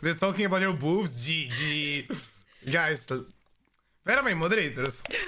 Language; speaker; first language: English; non-native, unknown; Czech